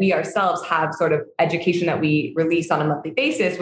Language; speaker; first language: English; native; English